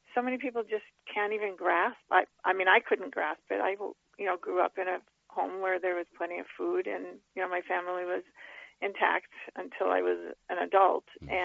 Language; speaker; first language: English; native; English